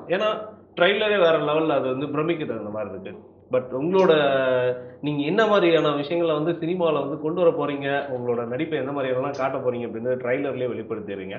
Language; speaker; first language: Tamil; native; Tamil